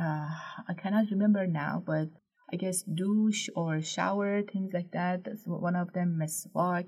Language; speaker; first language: English; non-native, fluent; Persian